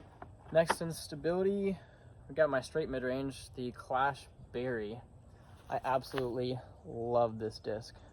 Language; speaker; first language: English; native; English